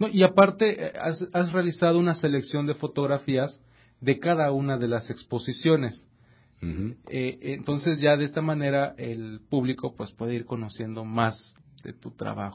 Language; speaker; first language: Spanish; native; Spanish